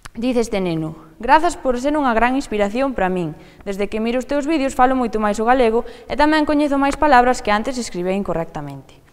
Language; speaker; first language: Galician; native; Galician